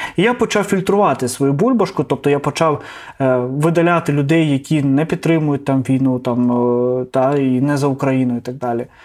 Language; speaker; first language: Ukrainian; non-native, local second language; Russian